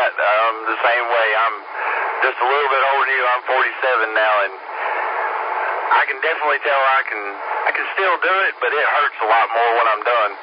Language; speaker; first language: English; native; English